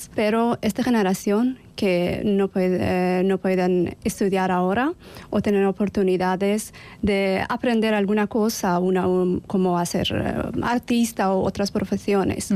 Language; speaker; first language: Spanish; non-native, learner; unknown